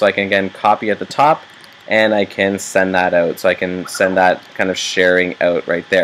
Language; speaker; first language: English; native; English